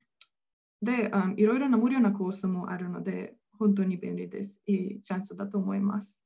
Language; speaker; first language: Japanese; non-native, fluent; Slovenian